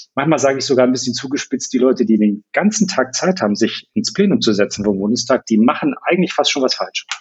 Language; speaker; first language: German; native; German